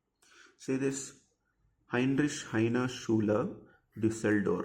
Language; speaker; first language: German; non-native, fluent; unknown